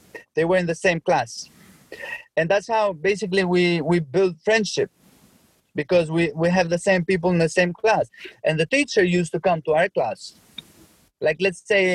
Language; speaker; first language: English; non-native, fluent; Albanian